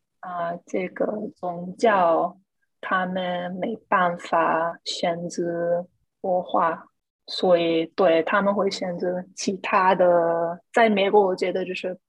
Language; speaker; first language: Chinese; non-native, fluent; English